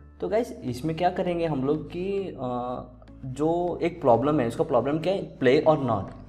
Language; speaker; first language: Hindi; native; Hindi